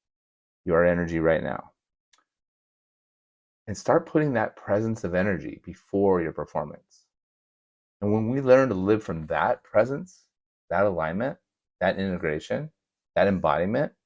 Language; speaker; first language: English; native; English